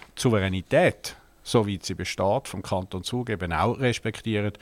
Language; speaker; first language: German; native; German